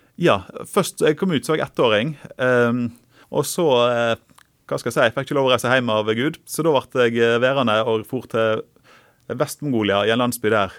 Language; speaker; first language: Norwegian; native; Norwegian